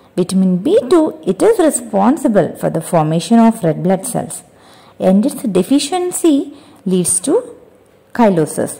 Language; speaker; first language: English; non-native, local second language; Telugu